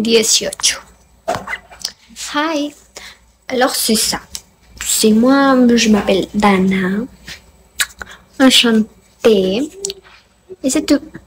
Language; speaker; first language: French; non-native, learner; Spanish